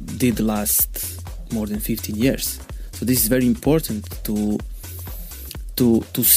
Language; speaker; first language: English; non-native, learner; Bosnian